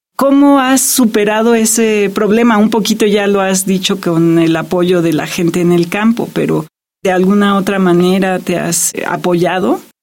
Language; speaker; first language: Spanish; native; Spanish